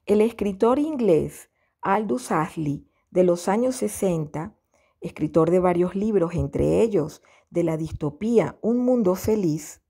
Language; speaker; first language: Spanish; native; Spanish